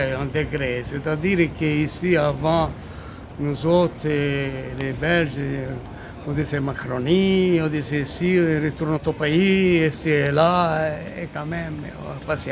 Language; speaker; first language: French; non-native, learner; Italian